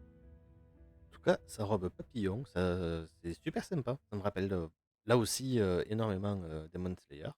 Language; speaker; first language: French; native; French